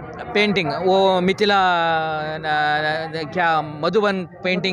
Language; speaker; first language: Hindi; non-native, local second language; Kannada